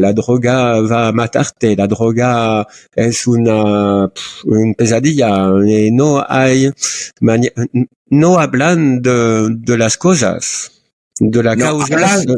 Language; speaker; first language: Spanish; non-native, learner; French